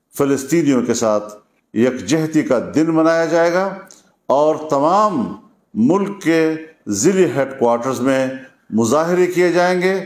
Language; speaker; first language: Urdu; non-native, local second language; Pashto